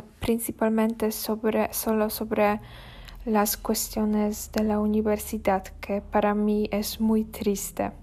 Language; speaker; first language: Spanish; non-native, learner; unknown